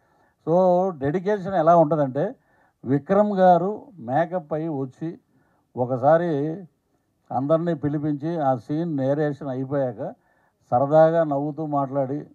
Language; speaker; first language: Telugu; native; Telugu